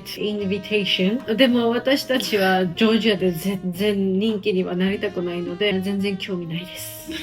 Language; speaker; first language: Japanese; non-native, fluent; Georgian